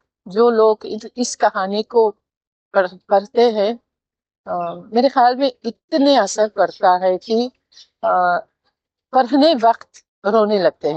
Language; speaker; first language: Hindi; non-native, fluent; Tajik